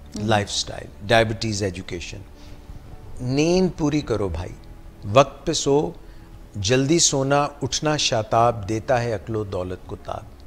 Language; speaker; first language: Urdu; native; Urdu